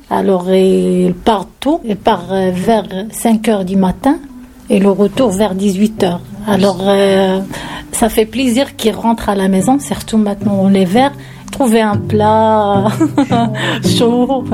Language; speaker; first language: French; non-native, learner; Arabic